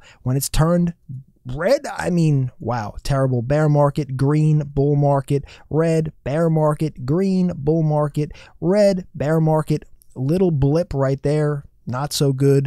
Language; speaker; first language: English; native; English